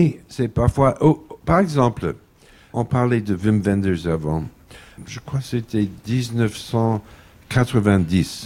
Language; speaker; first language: French; non-native, fluent; English